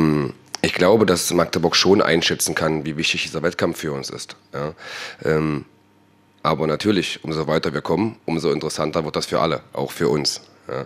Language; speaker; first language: German; native; German